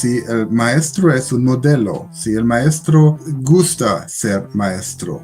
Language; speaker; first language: Spanish; non-native, learner; German